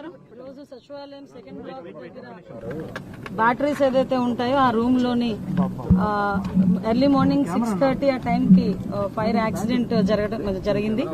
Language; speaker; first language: Telugu; native; Telugu